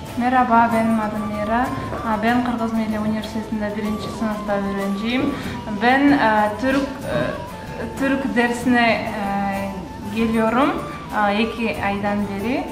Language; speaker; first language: Turkish; non-native, learner; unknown